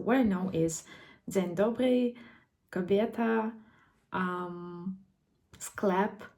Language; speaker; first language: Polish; non-native, learner; Ukrainian